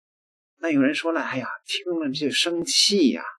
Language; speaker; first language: Chinese; native; Chinese